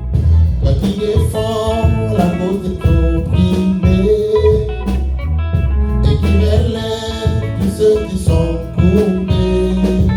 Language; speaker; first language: French; non-native, local second language; Lingala